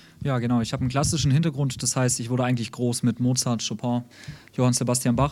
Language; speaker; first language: German; early bilingual, other home language; Russian